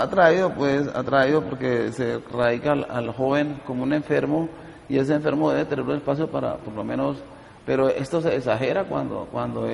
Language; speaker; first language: Spanish; native; Spanish